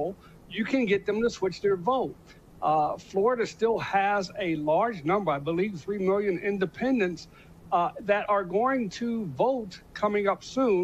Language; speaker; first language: English; native; English